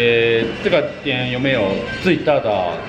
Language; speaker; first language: Chinese; non-native, learner; Japanese